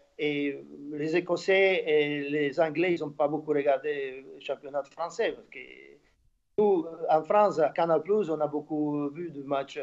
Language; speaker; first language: French; non-native, fluent; Slovak